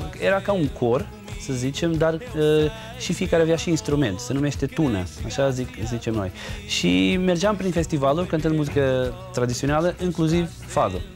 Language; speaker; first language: Romanian; non-native, fluent; Portuguese